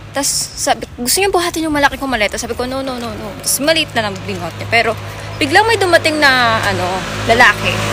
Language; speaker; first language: Filipino; native; Filipino